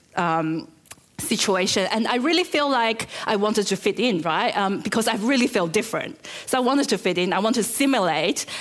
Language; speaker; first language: English; early bilingual, other home language; Chinese